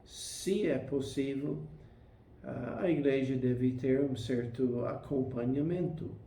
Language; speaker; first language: Portuguese; non-native, fluent; English